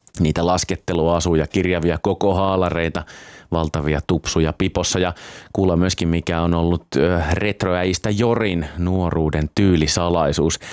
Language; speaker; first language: Finnish; native; Finnish